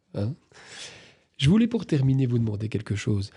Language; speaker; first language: French; native; French